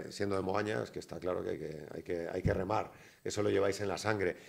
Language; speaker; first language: Spanish; native; Spanish